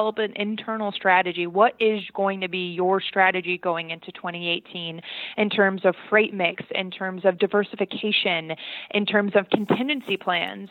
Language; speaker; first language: English; native; English